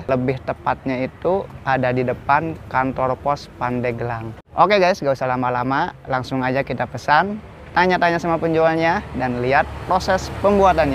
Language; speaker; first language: Indonesian; native; Indonesian